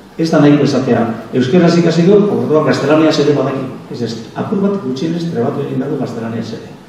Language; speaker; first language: Basque; native; Basque